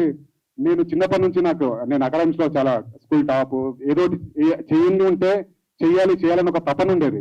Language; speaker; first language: Telugu; native; Telugu